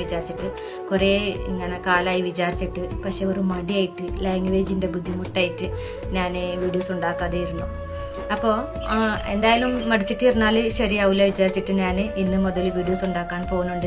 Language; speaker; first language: Malayalam; non-native, local second language; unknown